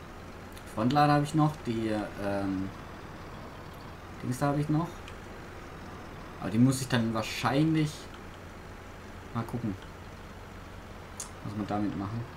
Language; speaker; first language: German; native; German